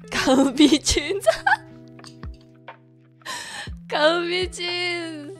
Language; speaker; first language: Japanese; non-native, learner; Korean